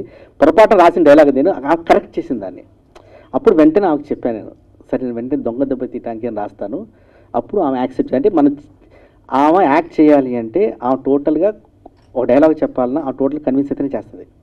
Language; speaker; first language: Telugu; native; Telugu